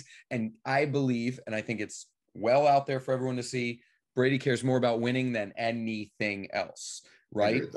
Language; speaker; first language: English; native; English